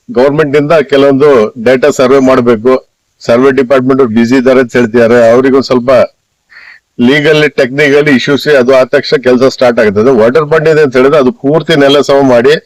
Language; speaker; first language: Kannada; non-native, local second language; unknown